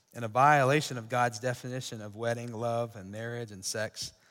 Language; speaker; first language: English; native; English